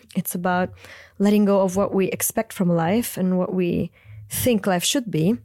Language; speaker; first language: English; non-native, fluent; Italian